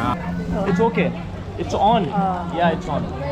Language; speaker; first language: English; non-native, learner; Hindi